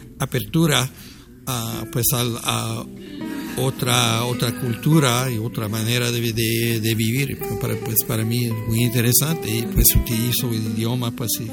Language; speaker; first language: Spanish; non-native, fluent; English